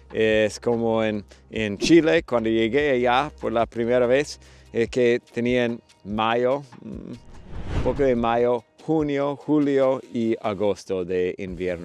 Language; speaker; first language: Spanish; non-native, fluent; English